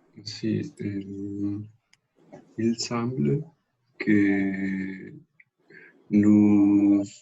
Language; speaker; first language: French; non-native, learner; Spanish